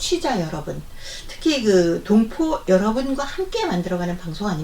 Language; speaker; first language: Korean; native; Korean